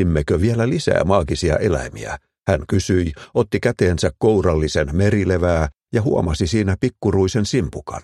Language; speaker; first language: Finnish; native; Finnish